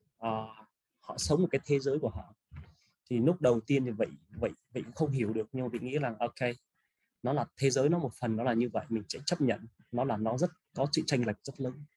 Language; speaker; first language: Vietnamese; native; Vietnamese